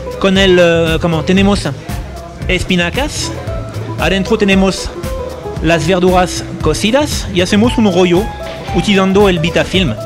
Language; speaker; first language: Spanish; non-native, fluent; French